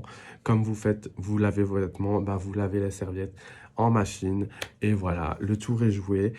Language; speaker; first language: French; native; French